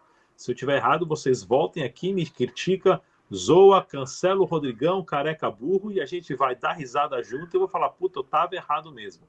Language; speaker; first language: Portuguese; native; Portuguese